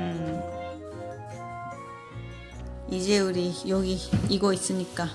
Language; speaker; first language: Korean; non-native, learner; Japanese